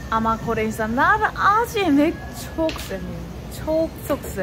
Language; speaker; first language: Turkish; non-native, learner; Korean